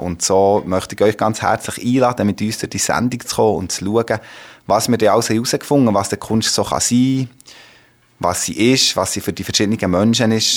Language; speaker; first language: German; native; German